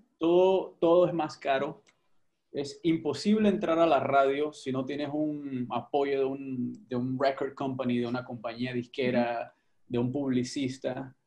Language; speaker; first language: Spanish; native; Spanish